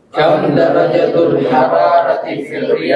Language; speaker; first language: Arabic; non-native, learner; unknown